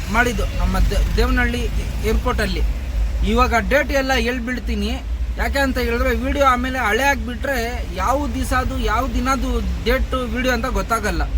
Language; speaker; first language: Kannada; non-native, local second language; Urdu